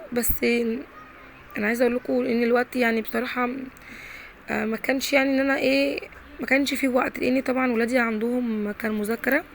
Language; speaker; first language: Arabic; native; Arabic